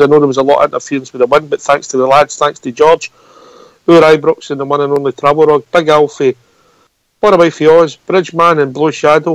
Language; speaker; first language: English; native; English